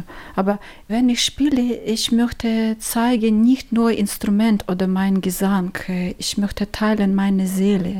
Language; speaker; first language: German; non-native, learner; Ukrainian